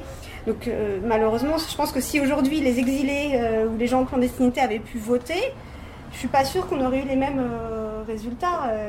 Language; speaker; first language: French; native; French